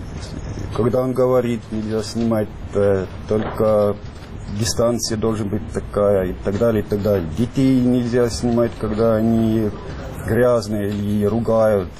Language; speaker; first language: Russian; non-native, fluent; Estonian